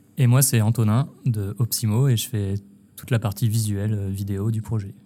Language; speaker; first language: French; native; French